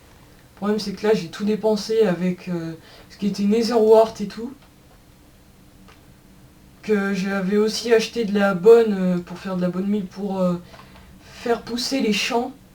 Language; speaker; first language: French; native; French